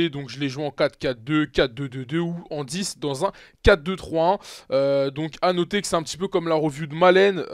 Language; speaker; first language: French; native; French